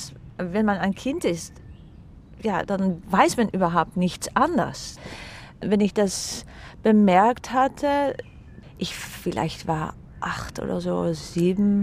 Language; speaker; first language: German; non-native, fluent; Dutch